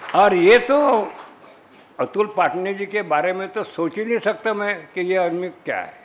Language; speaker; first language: Hindi; non-native, local second language; Marathi